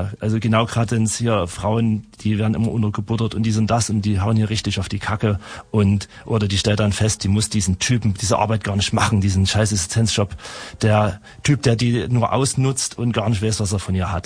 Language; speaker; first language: German; native; German